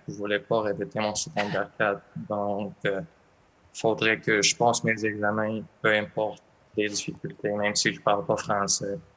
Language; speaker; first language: French; non-native, fluent; Arabic